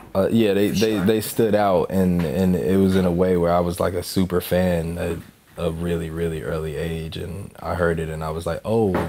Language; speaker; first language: English; native; English